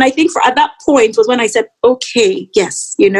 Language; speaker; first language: English; non-native, local second language; Yoruba